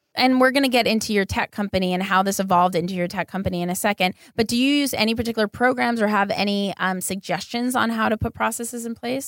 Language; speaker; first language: English; native; English